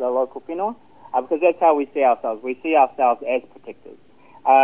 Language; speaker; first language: English; native; English